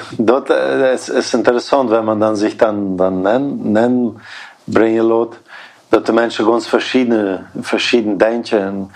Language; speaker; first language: German; early bilingual, heritage; Plautdietsch